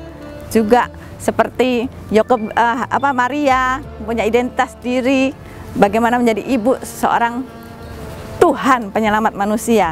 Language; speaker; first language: Indonesian; native; Indonesian